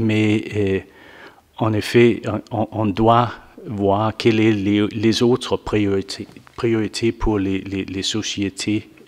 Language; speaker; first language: French; non-native, fluent; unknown